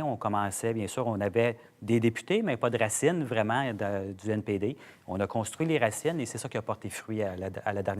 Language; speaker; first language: French; native; French